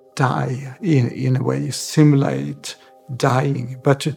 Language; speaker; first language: English; non-native, fluent; Swedish